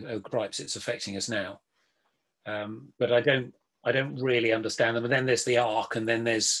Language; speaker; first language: English; native; English